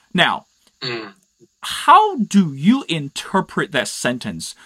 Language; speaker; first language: English; non-native, fluent; Chinese